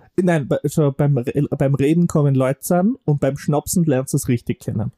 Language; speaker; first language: German; native; German